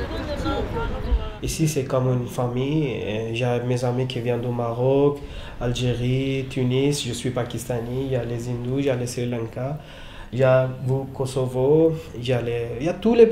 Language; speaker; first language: French; non-native, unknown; Urdu